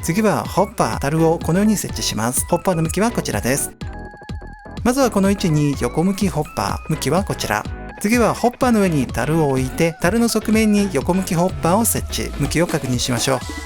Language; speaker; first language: Japanese; native; Japanese